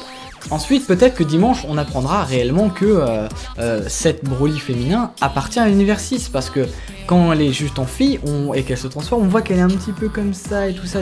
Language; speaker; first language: French; native; French